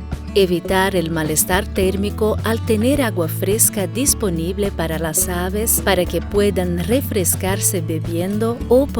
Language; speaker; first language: Spanish; native; Spanish